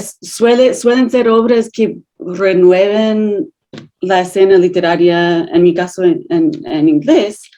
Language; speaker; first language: Spanish; non-native, fluent; English